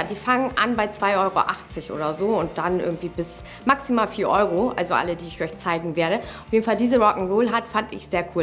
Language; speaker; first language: German; native; German